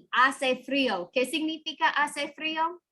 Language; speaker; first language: Spanish; non-native, fluent; English